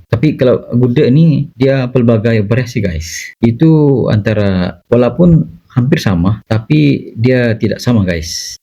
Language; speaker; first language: Malay; native; Malay